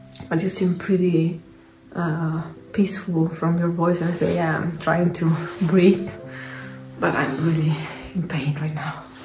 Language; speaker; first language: English; non-native, fluent; Italian